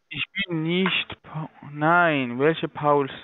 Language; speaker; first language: German; non-native, fluent; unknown